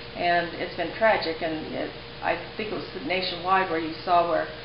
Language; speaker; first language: English; native; English